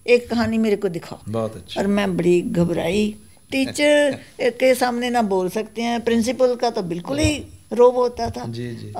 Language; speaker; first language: Hindi; non-native, local second language; Punjabi